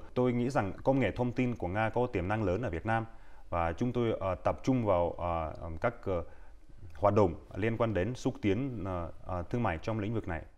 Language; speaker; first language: Vietnamese; non-native, fluent; Russian